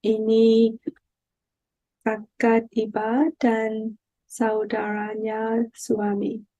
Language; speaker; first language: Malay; non-native, learner; Burmese